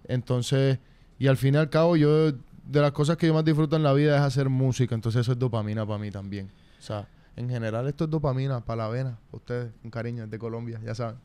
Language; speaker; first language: Spanish; native; Spanish